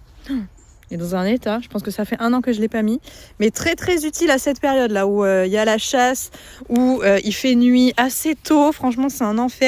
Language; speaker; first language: French; native; French